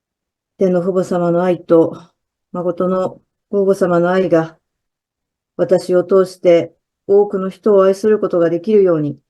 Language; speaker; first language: Japanese; native; Japanese